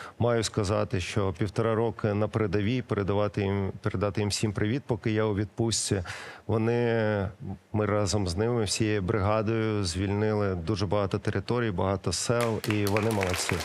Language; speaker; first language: Ukrainian; non-native, local second language; Russian